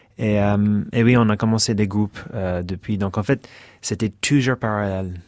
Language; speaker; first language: French; non-native, fluent; English